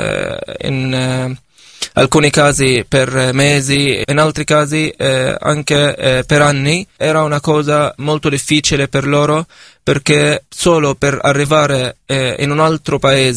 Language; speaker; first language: Italian; non-native, fluent; Arabic